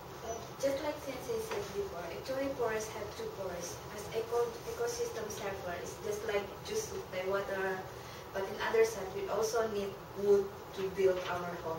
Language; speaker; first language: English; non-native, learner; Indonesian